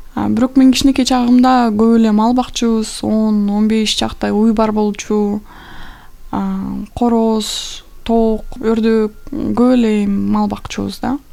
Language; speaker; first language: Kyrgyz; non-native, local second language; Russian